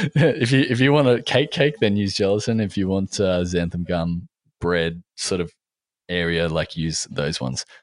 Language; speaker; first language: English; native; English